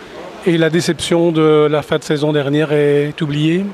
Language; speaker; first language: French; native; French